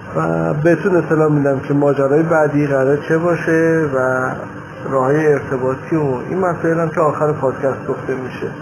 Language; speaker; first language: Persian; native; Persian